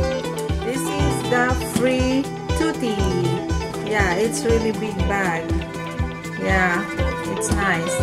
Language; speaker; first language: English; non-native, local second language; Filipino